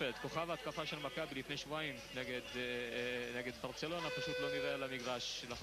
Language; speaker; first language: Hebrew; native; Hebrew